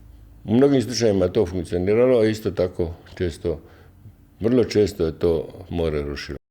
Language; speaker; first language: Croatian; native; Croatian